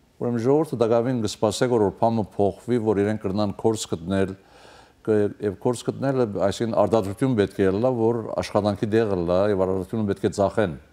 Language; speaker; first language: Armenian; early bilingual, heritage; Armenian